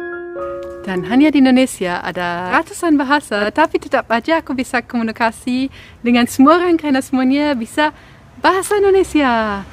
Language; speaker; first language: Indonesian; non-native, fluent; German